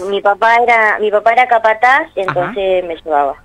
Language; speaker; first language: Spanish; native; Spanish